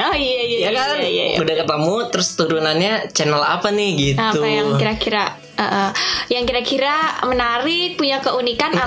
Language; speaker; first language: Indonesian; native; Indonesian